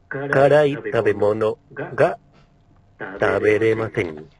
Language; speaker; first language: Japanese; non-native, learner; Spanish